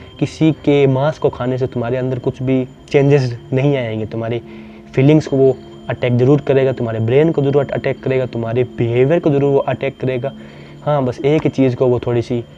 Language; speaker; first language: Hindi; native; Hindi